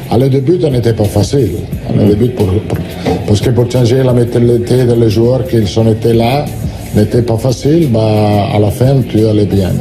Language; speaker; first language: French; non-native, learner; Italian